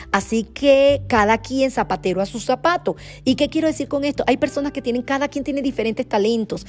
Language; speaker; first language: Spanish; native; Spanish